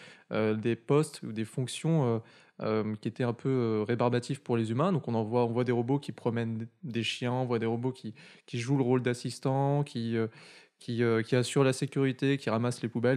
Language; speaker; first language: French; native; French